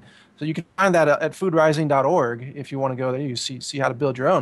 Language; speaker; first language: English; native; English